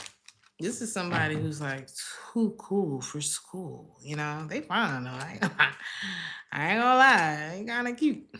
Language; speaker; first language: English; native; English